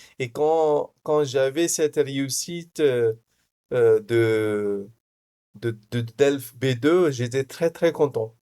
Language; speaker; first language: French; non-native, fluent; Hindi